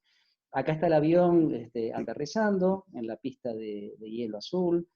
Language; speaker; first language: Spanish; native; Spanish